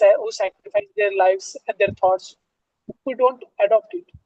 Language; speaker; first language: English; non-native, learner; Marathi